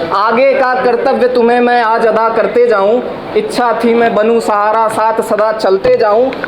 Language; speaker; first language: Hindi; native; Hindi